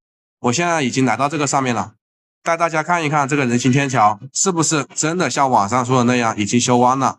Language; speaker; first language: Chinese; native; Chinese